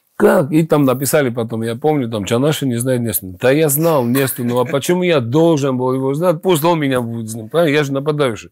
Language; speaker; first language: Russian; non-native, fluent; Georgian